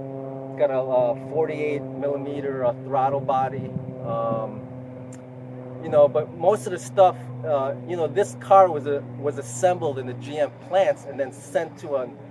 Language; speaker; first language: English; native; English